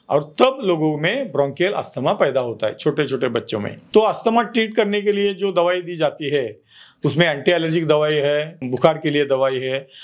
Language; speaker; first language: Hindi; non-native, local second language; Marathi